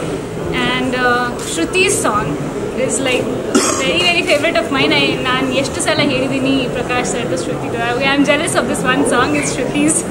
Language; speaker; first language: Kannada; non-native, learner; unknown